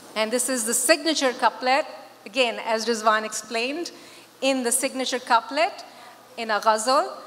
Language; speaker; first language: English; non-native, local second language; Urdu